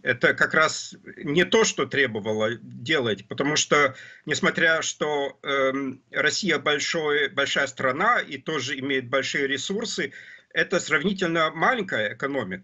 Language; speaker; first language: Russian; non-native, fluent; German